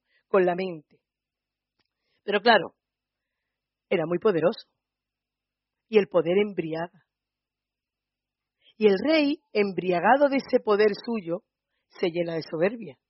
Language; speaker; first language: Spanish; native; Spanish